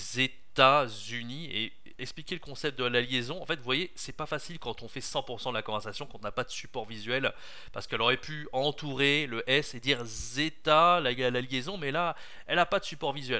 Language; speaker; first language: French; native; French